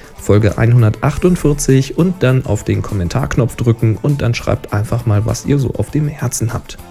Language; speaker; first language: German; native; German